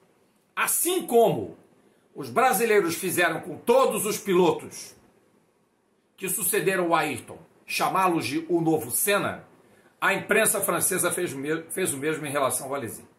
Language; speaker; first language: Portuguese; native; Portuguese